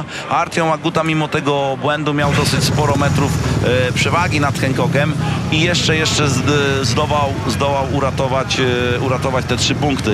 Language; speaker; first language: Polish; native; Polish